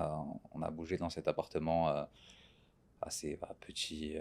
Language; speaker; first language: French; native; French